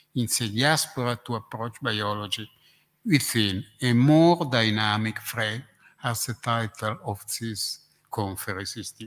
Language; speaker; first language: English; non-native, learner; Italian